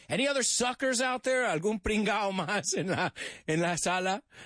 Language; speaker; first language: Spanish; non-native, fluent; English